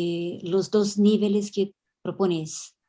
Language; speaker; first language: Spanish; non-native, fluent; Portuguese